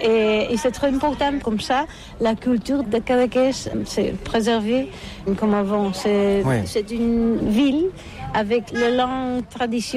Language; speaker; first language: French; non-native, learner; Catalan